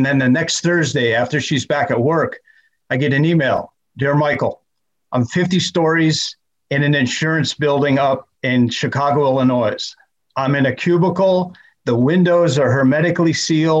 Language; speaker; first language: English; native; English